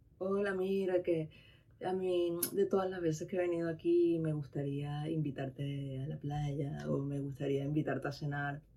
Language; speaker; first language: Spanish; native; Spanish